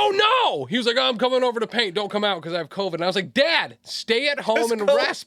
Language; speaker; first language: English; native; English